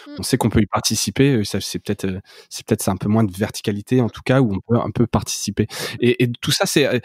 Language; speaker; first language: French; native; French